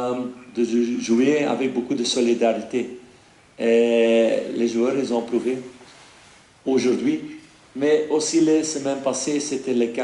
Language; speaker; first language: French; non-native, fluent; Dutch